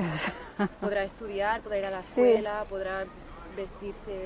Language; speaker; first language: Spanish; native; Spanish